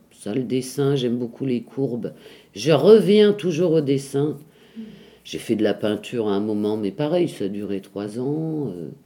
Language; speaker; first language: French; native; French